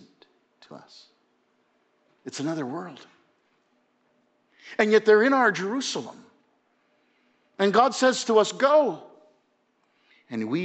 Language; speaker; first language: English; native; English